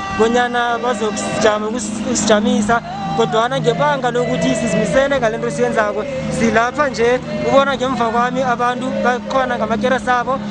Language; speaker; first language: Zulu; non-native, local second language; South Ndebele